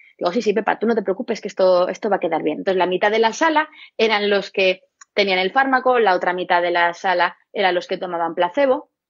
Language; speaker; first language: Spanish; native; Spanish